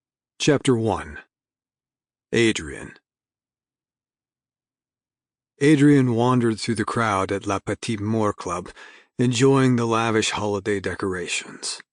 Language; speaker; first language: English; native; English